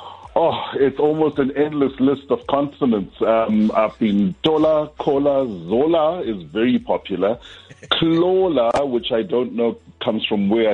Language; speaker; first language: English; non-native, local second language; Xhosa